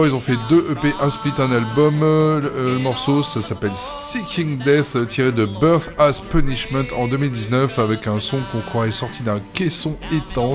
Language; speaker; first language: French; native; French